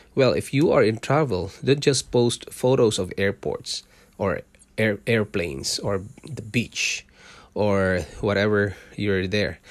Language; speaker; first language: English; non-native, local second language; Cebuano